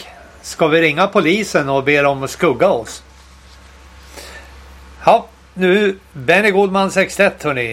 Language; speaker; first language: Swedish; native; Swedish